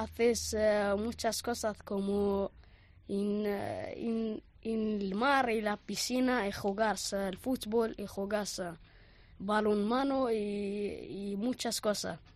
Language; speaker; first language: Spanish; non-native, learner; Arabic